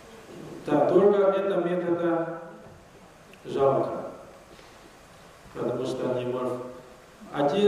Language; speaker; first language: Russian; non-native, learner; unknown